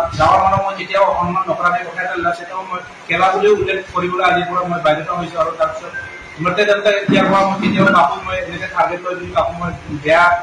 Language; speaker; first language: Assamese; non-native, local second language; Mising